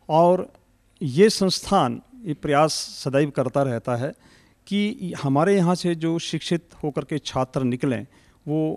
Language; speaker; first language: Hindi; native; Hindi